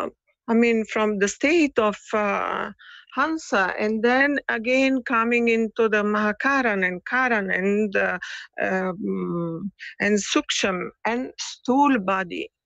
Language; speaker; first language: English; non-native, fluent; Italian